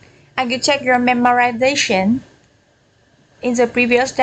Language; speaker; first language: English; non-native, learner; Vietnamese